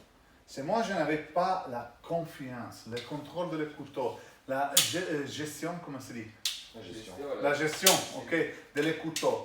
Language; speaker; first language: French; non-native, learner; Italian